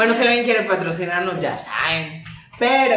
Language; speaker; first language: Spanish; native; Spanish